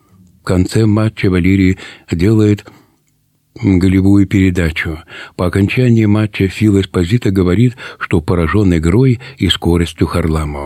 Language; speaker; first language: Russian; native; Russian